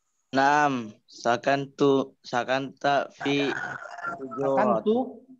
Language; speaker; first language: Arabic; non-native, learner; Indonesian